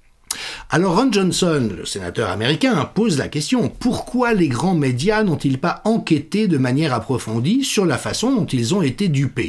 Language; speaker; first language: French; native; French